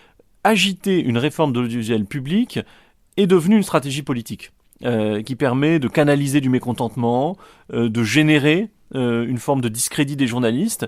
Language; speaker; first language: French; native; French